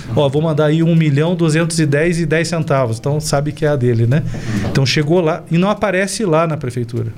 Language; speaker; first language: Portuguese; native; Portuguese